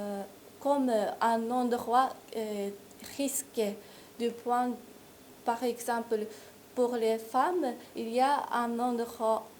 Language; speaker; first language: French; non-native, fluent; Japanese